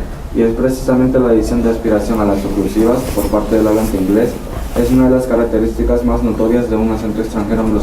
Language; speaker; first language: Spanish; non-native, learner; Korean